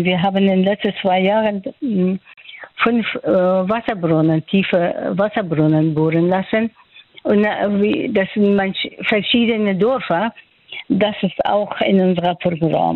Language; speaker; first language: German; non-native, fluent; Persian